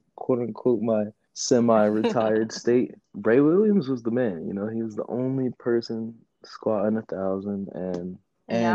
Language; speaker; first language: English; native; English